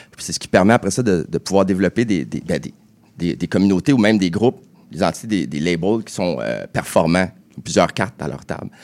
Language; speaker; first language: French; native; French